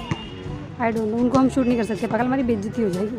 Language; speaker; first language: Hindi; native; Hindi